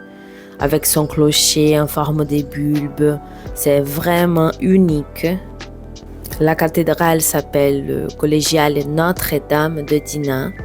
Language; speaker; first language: French; non-native, fluent; Portuguese